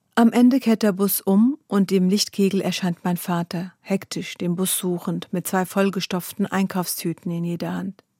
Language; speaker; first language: German; early bilingual, other home language; Kurdish